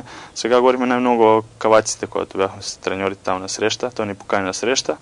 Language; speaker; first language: Bulgarian; non-native, fluent; Croatian